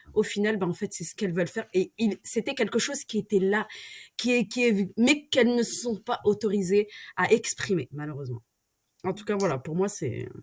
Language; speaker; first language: French; early bilingual, other home language; Arabic